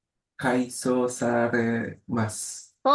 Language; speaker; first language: Japanese; non-native, learner; Indonesian